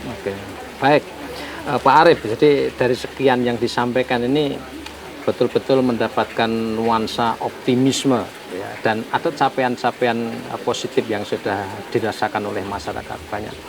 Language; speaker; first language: Indonesian; native; Indonesian